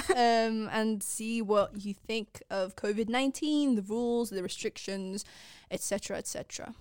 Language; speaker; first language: English; non-native, fluent; Persian